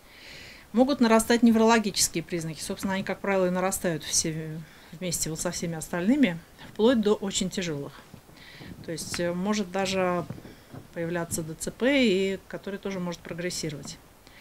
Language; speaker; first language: Russian; native; Russian